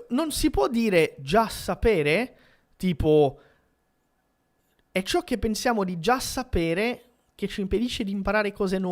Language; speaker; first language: Italian; non-native, fluent; Portuguese